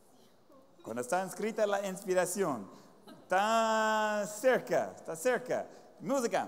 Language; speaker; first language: Spanish; non-native, fluent; English